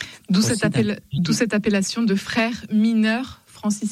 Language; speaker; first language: French; native; French